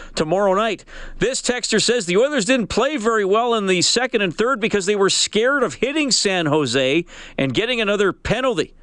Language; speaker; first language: English; native; English